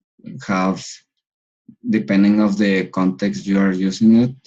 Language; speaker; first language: English; non-native, learner; Spanish